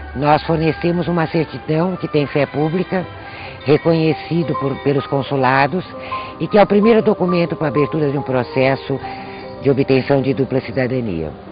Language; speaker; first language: Portuguese; native; Portuguese